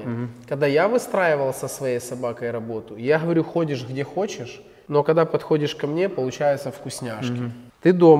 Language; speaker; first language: Russian; native; Russian